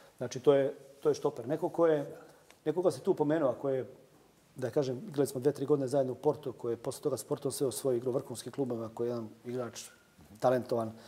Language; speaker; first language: Serbian; native; Serbian